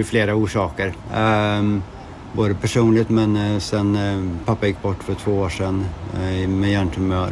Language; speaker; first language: Swedish; native; Swedish